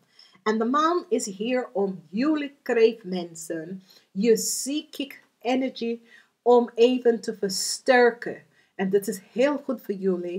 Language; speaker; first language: Dutch; non-native, learner; English